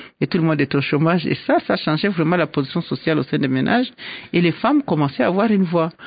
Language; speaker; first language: French; non-native, local second language; Swahili